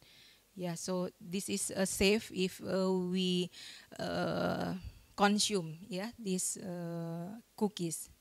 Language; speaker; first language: English; non-native, fluent; Indonesian